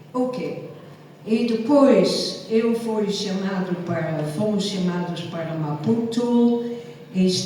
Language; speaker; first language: Portuguese; non-native, fluent; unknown